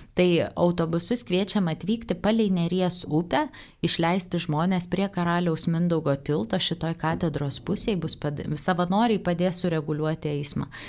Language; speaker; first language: Lithuanian; native; Lithuanian